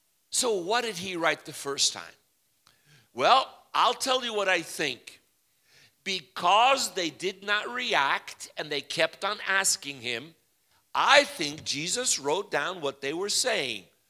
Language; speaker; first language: English; early bilingual, other home language; Ukrainian